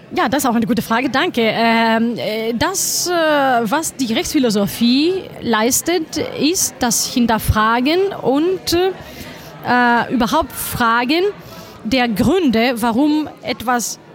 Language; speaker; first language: German; non-native, fluent; Greek